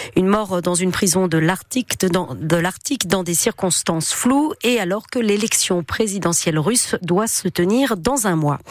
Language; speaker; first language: French; native; French